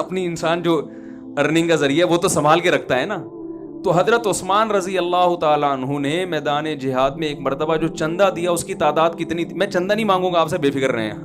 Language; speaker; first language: Urdu; native; Urdu